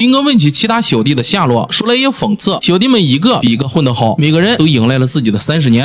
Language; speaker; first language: Chinese; native; Chinese